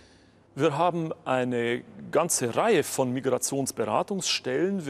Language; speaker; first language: German; native; German